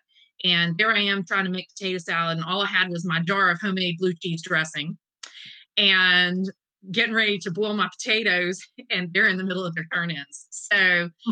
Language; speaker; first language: English; native; English